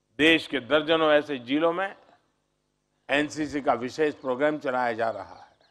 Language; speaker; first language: Hindi; native; Hindi